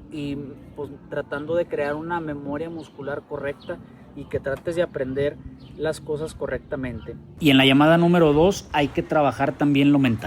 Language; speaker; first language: Spanish; native; Spanish